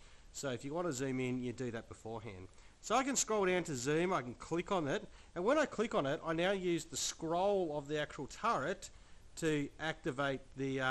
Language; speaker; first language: English; native; English